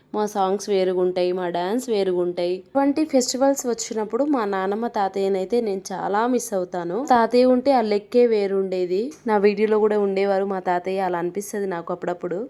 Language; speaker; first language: Telugu; non-native, local second language; Lambadi